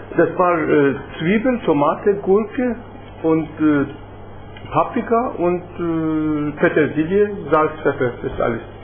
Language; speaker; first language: German; non-native, fluent; Persian